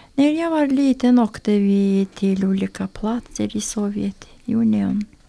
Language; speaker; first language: Swedish; non-native, learner; Azerbaijani